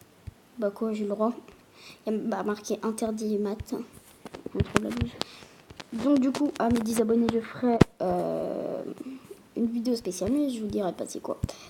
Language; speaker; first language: French; native; French